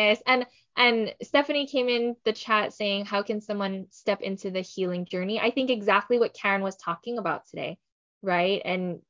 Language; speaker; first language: English; native; English